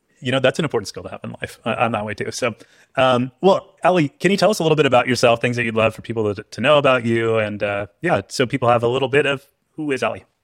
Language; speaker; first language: English; native; English